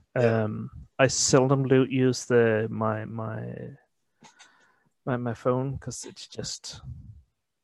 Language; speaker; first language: English; non-native, fluent; Danish